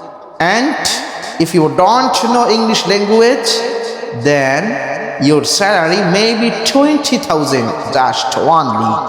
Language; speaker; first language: English; non-native, learner; Bangla